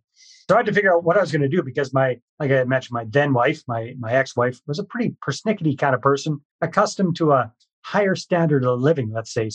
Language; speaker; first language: English; native; English